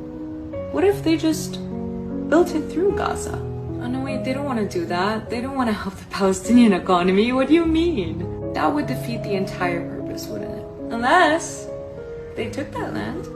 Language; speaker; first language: English; native; English